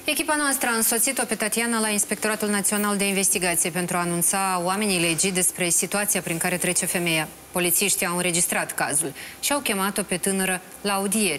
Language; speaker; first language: Romanian; native; Romanian